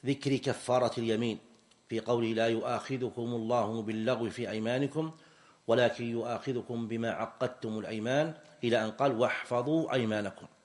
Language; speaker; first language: Arabic; native; Arabic